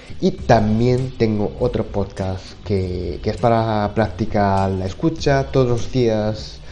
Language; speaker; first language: Spanish; non-native, fluent; Japanese